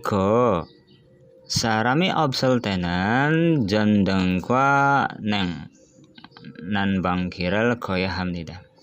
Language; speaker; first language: Korean; non-native, learner; Indonesian